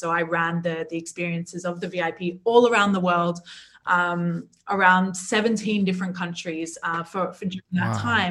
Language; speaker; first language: English; native; English